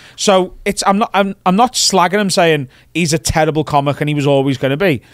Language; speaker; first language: English; native; English